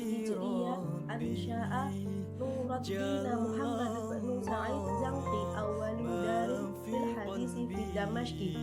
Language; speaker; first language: Arabic; non-native, learner; Indonesian